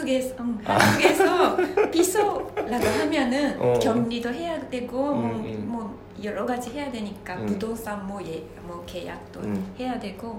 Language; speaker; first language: Korean; non-native, fluent; Japanese